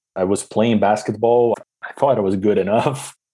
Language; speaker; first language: English; non-native, fluent; Portuguese